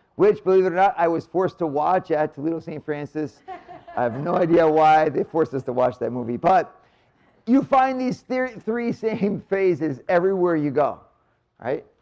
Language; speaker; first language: English; native; English